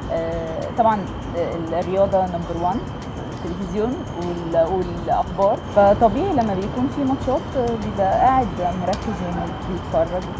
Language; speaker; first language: Arabic; native; Arabic